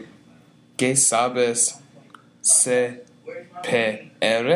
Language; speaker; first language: Spanish; non-native, learner; English